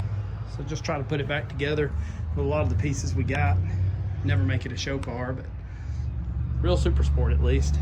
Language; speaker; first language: English; native; English